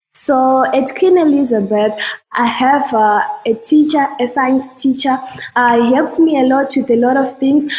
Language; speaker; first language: English; non-native, local second language; Shona